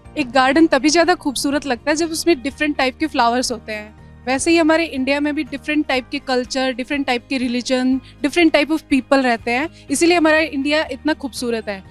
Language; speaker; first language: Hindi; native; Hindi